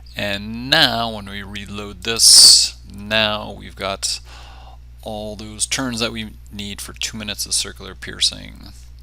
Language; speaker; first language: English; native; English